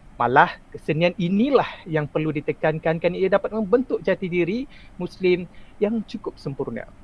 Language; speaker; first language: Malay; native; Malay